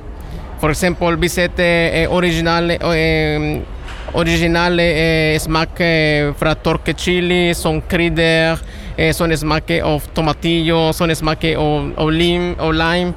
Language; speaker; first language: Norwegian; non-native, learner; Spanish